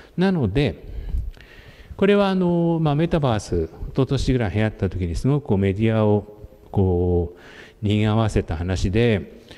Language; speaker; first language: Japanese; native; Japanese